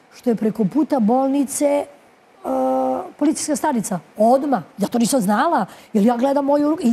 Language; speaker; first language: Serbian; native; Serbian